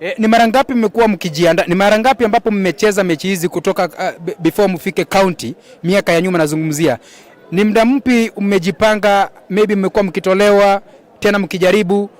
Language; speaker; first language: Swahili; non-native, local second language; Gusii